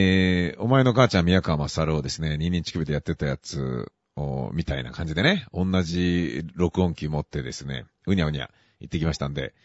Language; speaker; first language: Japanese; native; Japanese